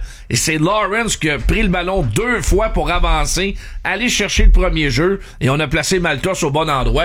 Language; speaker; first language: French; native; French